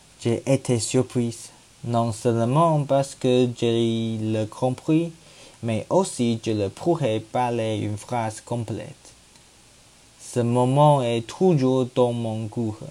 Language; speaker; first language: French; non-native, learner; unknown